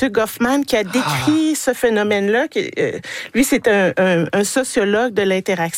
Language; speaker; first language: French; native; French